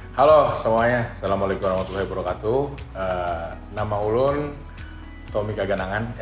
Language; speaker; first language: Indonesian; non-native, local second language; Banjar